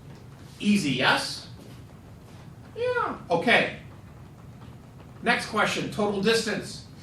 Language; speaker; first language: English; native; English